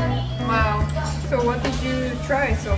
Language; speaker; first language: English; non-native, fluent; Japanese